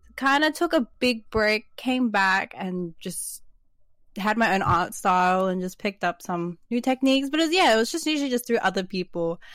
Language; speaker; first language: English; native; English